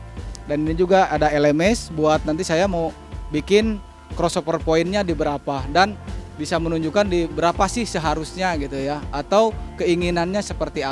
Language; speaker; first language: Indonesian; native; Indonesian